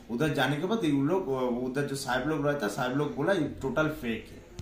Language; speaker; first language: Hindi; non-native, local second language; Bangla